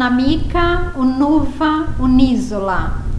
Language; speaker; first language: Italian; non-native, fluent; Portuguese